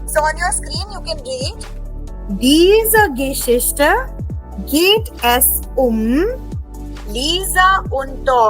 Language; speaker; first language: German; non-native, fluent; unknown